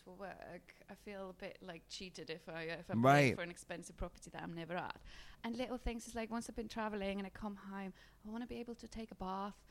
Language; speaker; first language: English; non-native, fluent; Icelandic